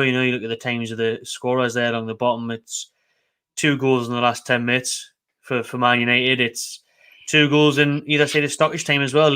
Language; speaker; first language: English; native; English